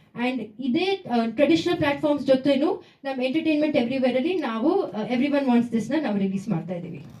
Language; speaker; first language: Kannada; non-native, local second language; Tamil